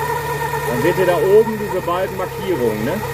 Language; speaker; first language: German; native; German